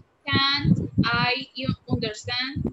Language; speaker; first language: English; non-native, learner; Spanish